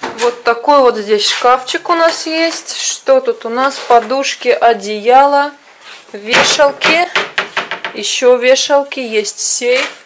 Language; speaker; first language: Russian; native; Russian